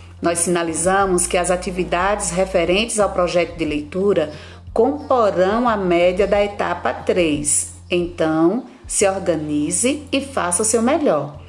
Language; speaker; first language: Portuguese; native; Portuguese